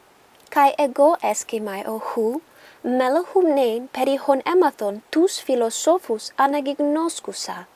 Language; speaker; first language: Greek; non-native, learner; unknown